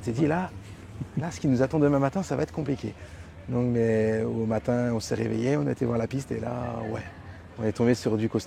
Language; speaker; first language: French; native; French